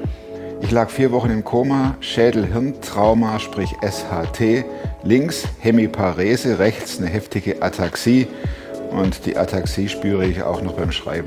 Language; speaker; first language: German; native; German